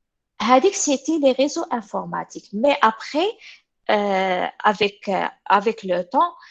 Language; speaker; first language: French; non-native, local second language; Arabic